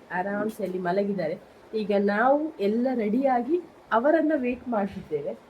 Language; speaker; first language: Kannada; native; Kannada